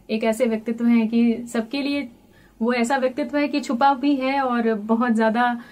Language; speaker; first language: Hindi; native; Hindi